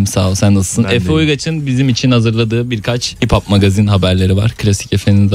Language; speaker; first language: Turkish; native; Turkish